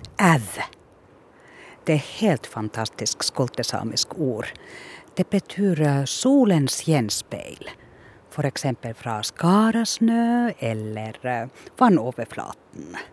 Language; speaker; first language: Norwegian; non-native, fluent; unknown